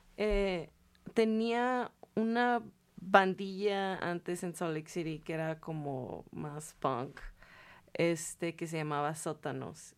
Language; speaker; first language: Spanish; native; Spanish